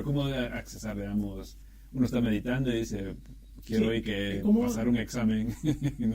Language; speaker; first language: Spanish; native; Spanish